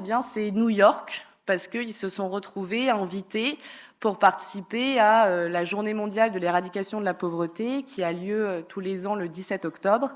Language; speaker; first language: French; native; French